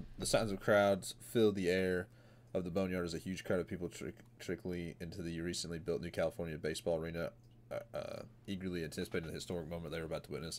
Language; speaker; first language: English; native; English